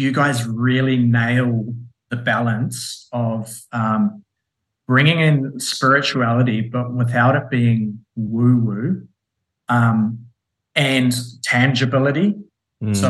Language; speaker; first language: English; native; English